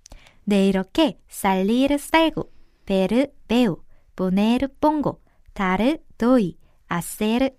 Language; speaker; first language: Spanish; non-native, fluent; Korean